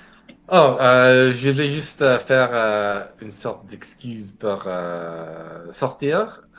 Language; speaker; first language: French; non-native, fluent; English